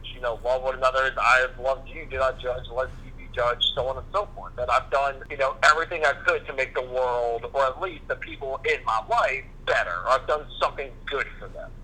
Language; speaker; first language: English; native; English